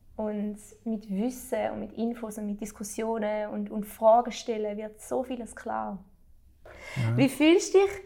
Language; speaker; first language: German; early bilingual, other home language; Albanian